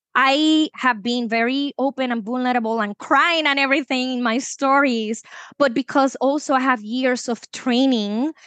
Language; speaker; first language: English; non-native, fluent; Spanish